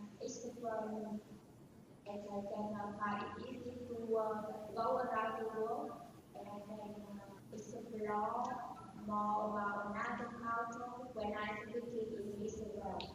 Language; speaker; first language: English; non-native, learner; Vietnamese